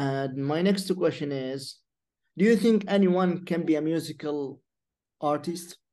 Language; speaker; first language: English; non-native, fluent; Arabic